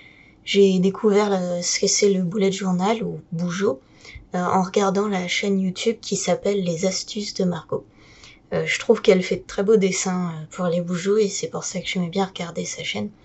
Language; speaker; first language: French; native; French